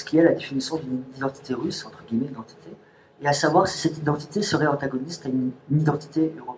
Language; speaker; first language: French; native; French